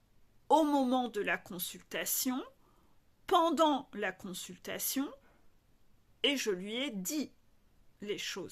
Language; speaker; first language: French; native; French